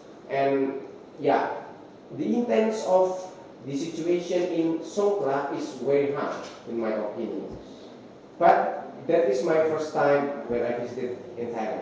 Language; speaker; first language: English; non-native, fluent; Indonesian